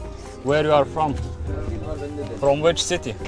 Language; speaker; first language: English; non-native, learner; Lithuanian